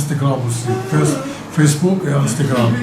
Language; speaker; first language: French; non-native, local second language; Arabic